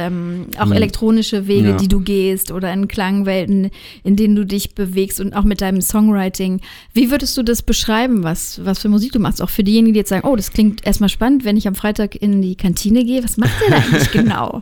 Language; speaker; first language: German; native; German